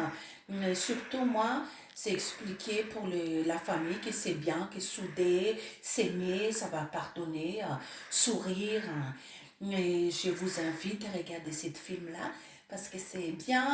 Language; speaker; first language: French; non-native, local second language; Malagasy